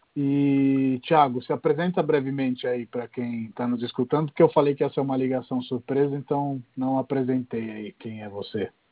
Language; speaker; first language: Portuguese; non-native, fluent; Italian